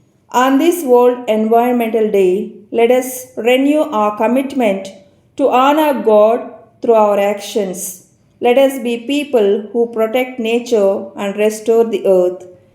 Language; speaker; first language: English; non-native, local second language; Telugu